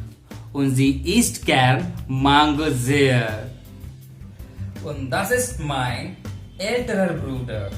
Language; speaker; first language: German; non-native, fluent; Hindi